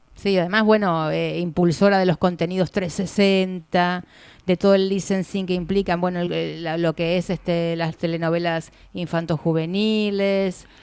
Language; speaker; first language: Spanish; native; Spanish